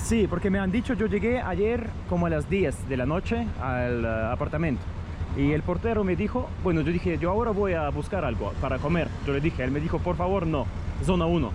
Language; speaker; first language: Spanish; non-native, fluent; Russian